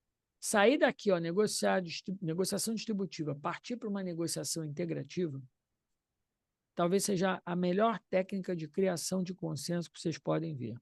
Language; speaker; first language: Portuguese; native; Portuguese